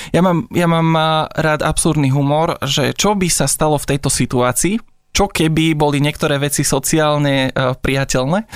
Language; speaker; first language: Slovak; native; Slovak